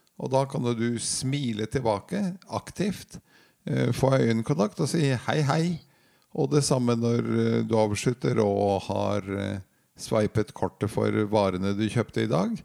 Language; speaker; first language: Norwegian; native; Norwegian